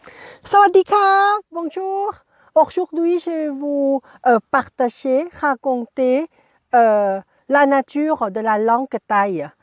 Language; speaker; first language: French; non-native, fluent; Thai